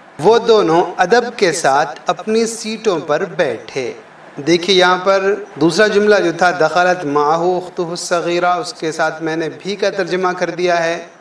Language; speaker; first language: Urdu; native; Urdu